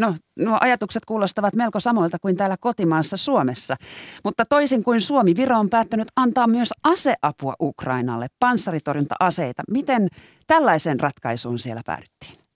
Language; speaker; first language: Finnish; native; Finnish